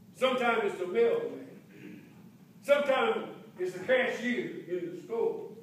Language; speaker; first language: English; native; English